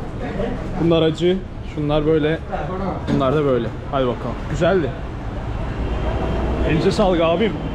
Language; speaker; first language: Turkish; native; Turkish